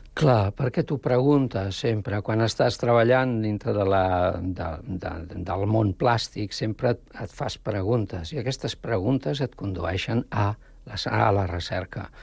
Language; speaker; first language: Catalan; non-native, local second language; Spanish